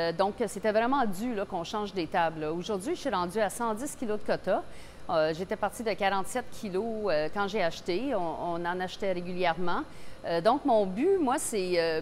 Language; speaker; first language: French; non-native, local second language; English